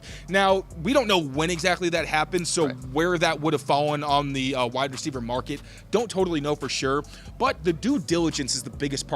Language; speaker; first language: English; native; English